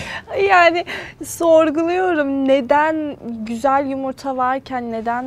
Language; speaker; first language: Turkish; early bilingual, heritage; Turkish